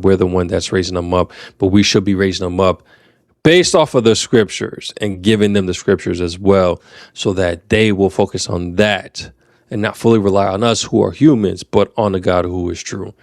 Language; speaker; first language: English; native; English